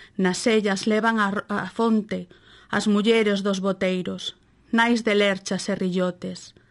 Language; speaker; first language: Galician; native; Galician